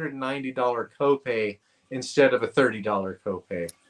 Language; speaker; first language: English; native; English